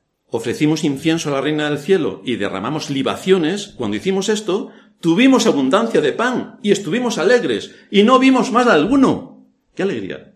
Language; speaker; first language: Spanish; native; Spanish